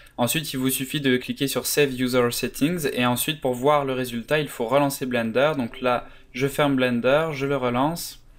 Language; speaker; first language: French; native; French